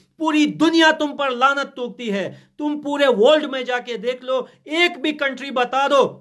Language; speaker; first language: Urdu; non-native, fluent; Pashto